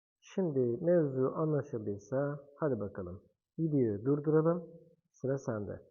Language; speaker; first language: Turkish; native; Turkish